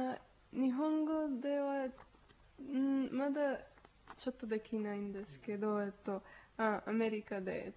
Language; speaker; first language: Japanese; non-native, learner; Spanish